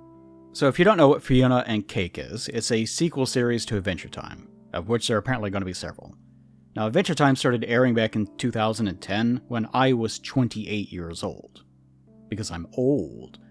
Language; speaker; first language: English; native; English